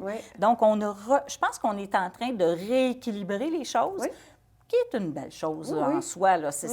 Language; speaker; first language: French; native; French